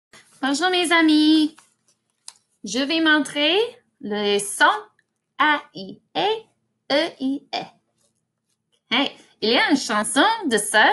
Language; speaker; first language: French; non-native, fluent; English